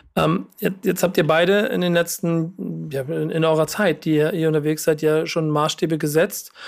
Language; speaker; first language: German; native; German